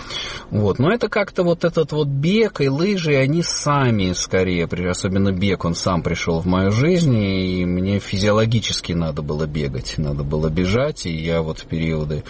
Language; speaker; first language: Russian; native; Russian